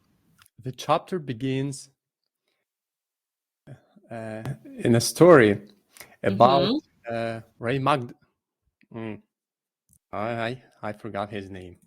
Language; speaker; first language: English; non-native, learner; Russian